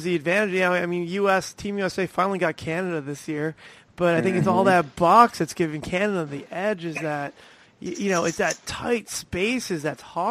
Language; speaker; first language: English; native; English